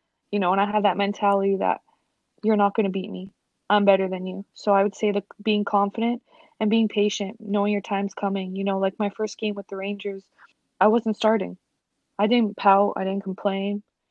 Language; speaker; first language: English; early bilingual, other home language; Spanish